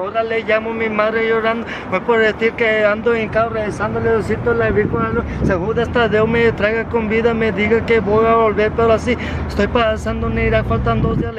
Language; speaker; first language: Spanish; early bilingual, heritage; Spanish